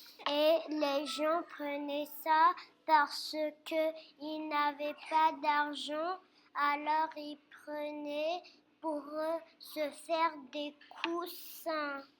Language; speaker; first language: French; non-native, learner; Portuguese